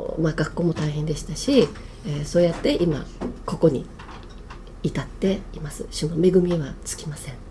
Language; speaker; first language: Japanese; native; Japanese